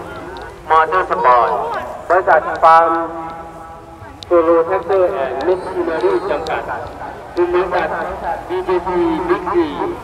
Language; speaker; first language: Thai; non-native, local second language; Northeastern Thai